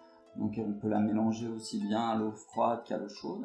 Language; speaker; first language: French; native; French